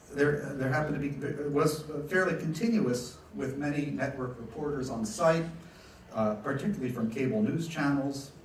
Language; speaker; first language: English; early bilingual, other home language; Ukrainian